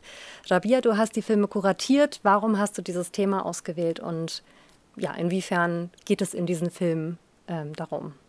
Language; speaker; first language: German; native; German